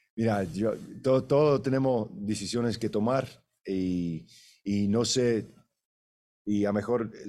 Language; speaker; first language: Spanish; native; Spanish